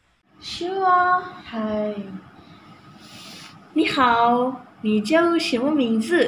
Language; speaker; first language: Chinese; non-native, learner; Malay